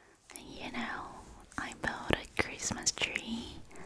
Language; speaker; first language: English; non-native, fluent; Korean